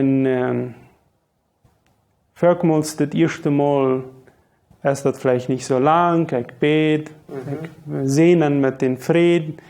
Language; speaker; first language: German; non-native, local second language; Low German